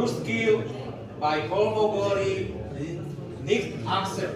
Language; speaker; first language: German; non-native, learner; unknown